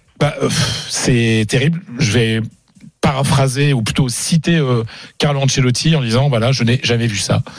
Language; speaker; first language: French; native; French